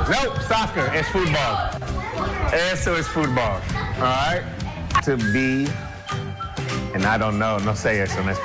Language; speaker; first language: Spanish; non-native, fluent; English